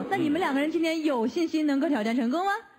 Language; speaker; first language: Chinese; native; Chinese